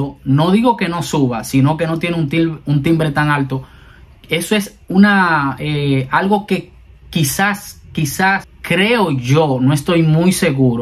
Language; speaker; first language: Spanish; native; Spanish